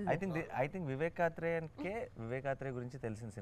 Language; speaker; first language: Telugu; native; Telugu